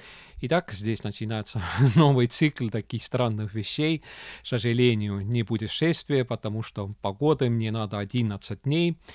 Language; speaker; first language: Russian; non-native, local second language; Estonian